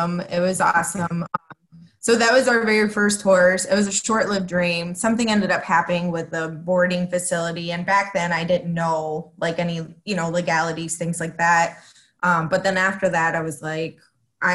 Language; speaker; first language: English; early bilingual, other home language; Spanish